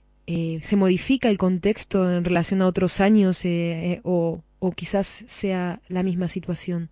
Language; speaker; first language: Spanish; native; Spanish